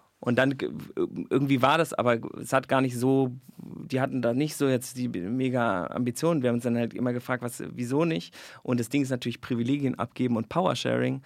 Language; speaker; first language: German; native; German